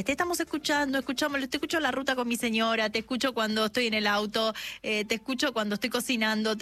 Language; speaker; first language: Spanish; native; Spanish